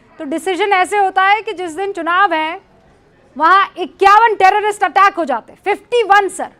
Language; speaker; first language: Hindi; native; Hindi